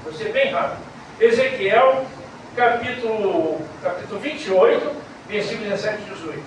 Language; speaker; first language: Portuguese; native; Portuguese